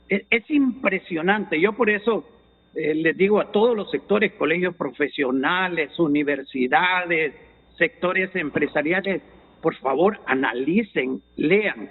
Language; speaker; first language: Spanish; native; Spanish